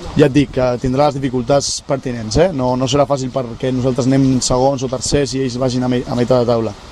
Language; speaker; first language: Catalan; non-native, local second language; Spanish